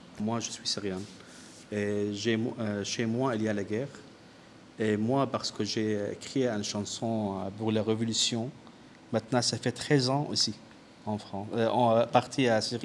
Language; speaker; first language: French; non-native, learner; Arabic